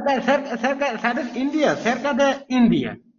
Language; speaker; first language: Spanish; non-native, learner; Bangla